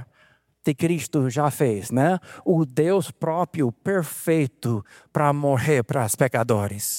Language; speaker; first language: Portuguese; non-native, fluent; English